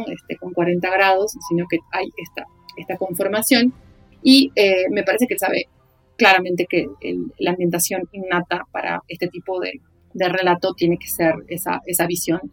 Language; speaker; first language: Spanish; native; Spanish